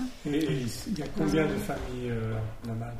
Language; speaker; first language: French; native; French